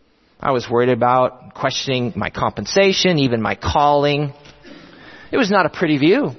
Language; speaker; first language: English; native; English